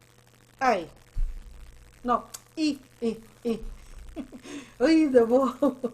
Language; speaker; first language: English; non-native, learner; Spanish